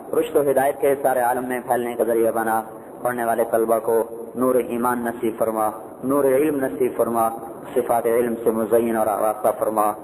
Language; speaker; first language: Urdu; non-native, local second language; Punjabi